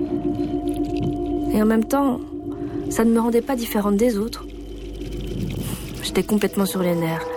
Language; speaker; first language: French; native; French